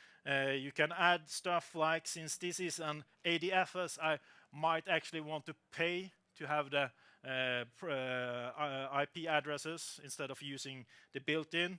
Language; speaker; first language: English; non-native, fluent; Norwegian